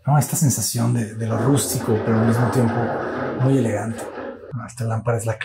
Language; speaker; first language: Spanish; native; Spanish